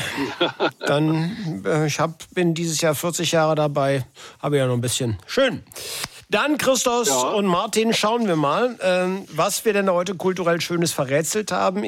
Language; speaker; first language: German; native; German